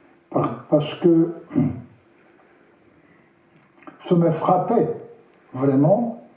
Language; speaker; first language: French; non-native, learner; Russian